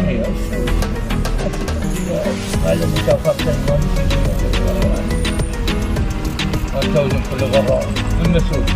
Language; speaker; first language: Arabic; non-native, learner; Filipino